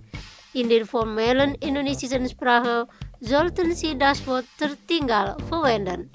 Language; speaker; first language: German; non-native, fluent; Indonesian